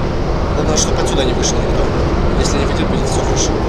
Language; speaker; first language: Russian; native; Russian